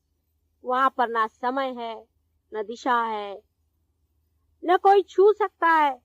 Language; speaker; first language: Hindi; non-native, local second language; Marathi